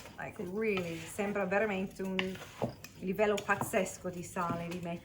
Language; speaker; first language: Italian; non-native, fluent; English